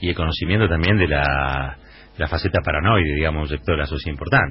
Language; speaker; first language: Spanish; native; Spanish